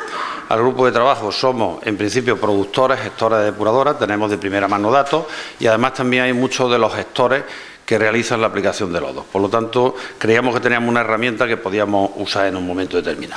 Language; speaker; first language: Spanish; native; Spanish